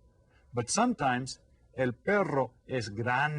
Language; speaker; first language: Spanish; non-native, fluent; English